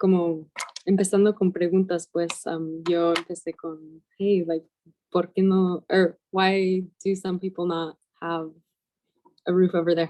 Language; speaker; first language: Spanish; early bilingual, heritage; Spanish